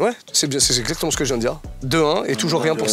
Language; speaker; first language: French; native; French